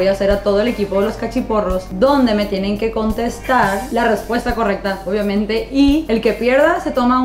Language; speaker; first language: Spanish; native; Spanish